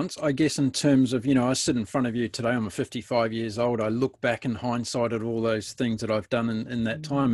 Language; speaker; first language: English; native; English